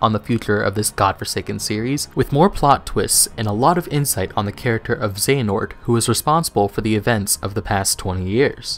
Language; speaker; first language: English; native; English